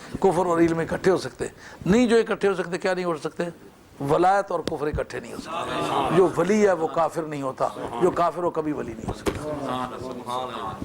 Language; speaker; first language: Urdu; non-native, local second language; Punjabi